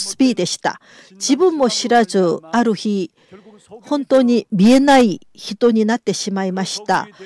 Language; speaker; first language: Japanese; non-native, fluent; Korean